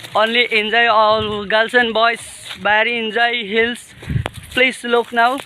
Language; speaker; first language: English; non-native, local second language; Assamese